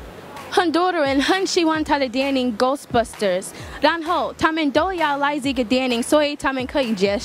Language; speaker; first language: Chinese; non-native, learner; English